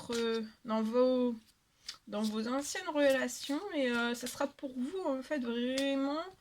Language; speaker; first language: French; native; French